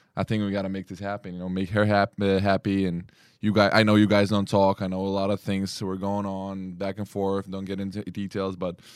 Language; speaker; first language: English; early bilingual, other home language; Lithuanian